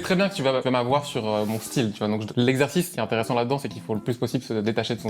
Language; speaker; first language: French; native; French